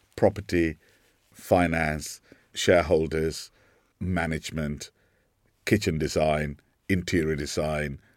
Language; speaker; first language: English; non-native, local second language; Sinhala